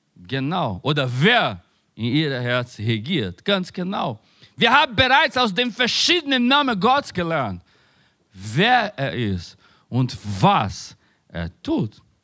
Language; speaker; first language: German; non-native, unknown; Spanish